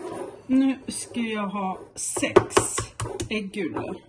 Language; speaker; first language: Swedish; non-native, fluent; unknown